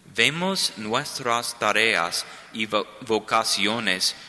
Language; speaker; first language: Spanish; non-native, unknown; English